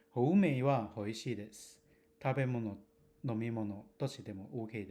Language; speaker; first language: Japanese; non-native, fluent; Cantonese